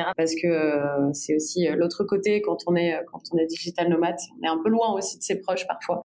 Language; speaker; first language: French; native; French